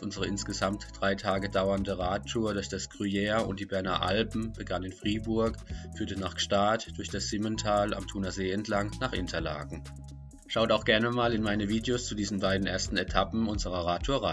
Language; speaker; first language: German; native; German